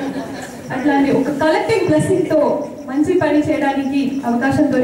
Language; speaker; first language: Telugu; native; Telugu